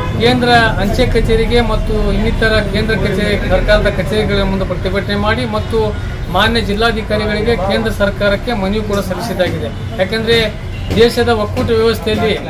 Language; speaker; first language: Kannada; native; Kannada